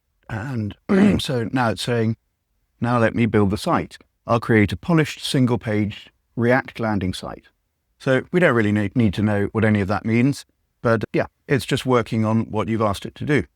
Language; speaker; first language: English; native; English